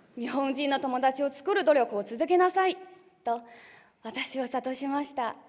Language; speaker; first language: Japanese; non-native, fluent; Chinese